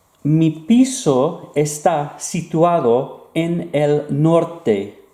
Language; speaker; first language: Spanish; non-native, fluent; English